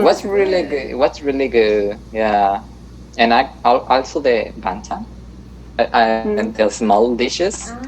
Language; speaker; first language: English; non-native, fluent; Spanish